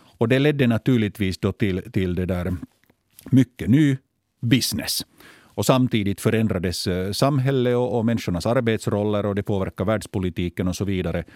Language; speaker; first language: Swedish; native; Swedish